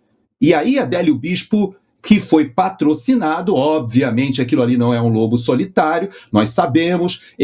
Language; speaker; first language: Portuguese; native; Portuguese